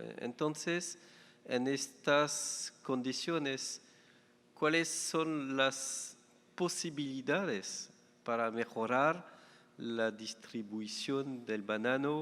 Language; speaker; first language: Spanish; non-native, fluent; French